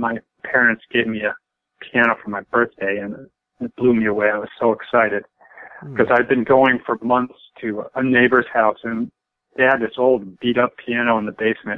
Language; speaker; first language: English; native; English